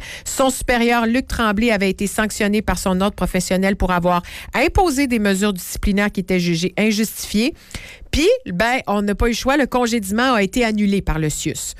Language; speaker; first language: French; native; French